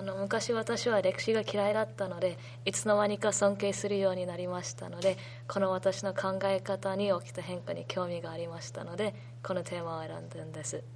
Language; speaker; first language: Japanese; early bilingual, heritage; Japanese